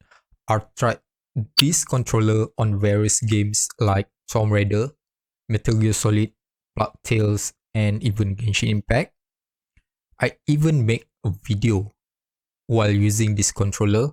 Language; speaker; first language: English; non-native, fluent; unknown